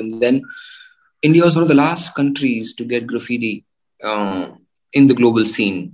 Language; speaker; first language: English; non-native, local second language; Gujarati